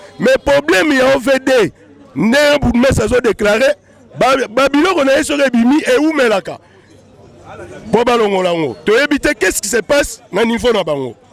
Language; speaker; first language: Lingala; native; Lingala